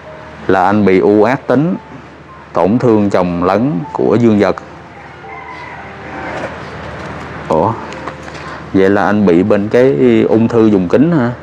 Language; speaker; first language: Vietnamese; native; Vietnamese